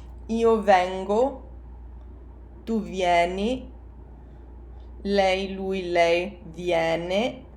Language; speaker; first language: Italian; non-native, fluent; English